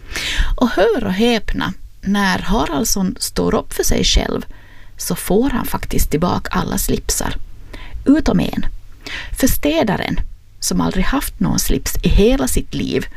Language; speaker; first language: Swedish; native; Swedish